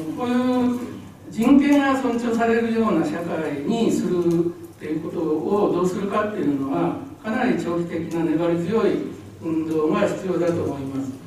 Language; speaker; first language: Japanese; native; Japanese